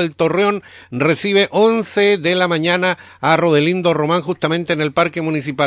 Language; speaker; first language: Spanish; native; Spanish